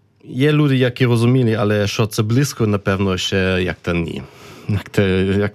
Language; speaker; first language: Ukrainian; non-native, learner; German